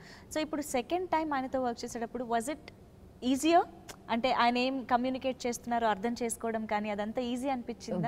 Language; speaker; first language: Telugu; native; Telugu